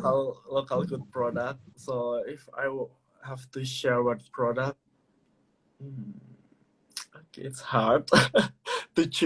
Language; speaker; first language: English; non-native, learner; Indonesian